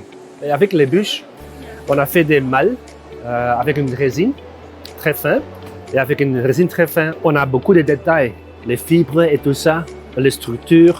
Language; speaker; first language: French; non-native, fluent; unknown